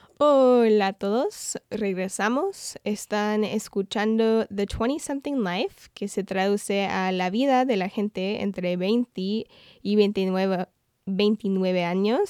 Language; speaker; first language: Spanish; non-native, fluent; English